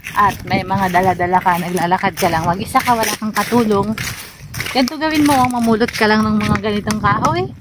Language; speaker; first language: Filipino; non-native, local second language; Bikol